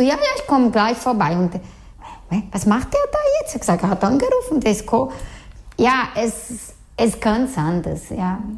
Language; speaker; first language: German; non-native, fluent; Portuguese